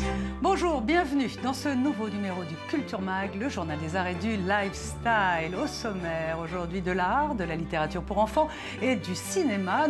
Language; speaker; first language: French; native; French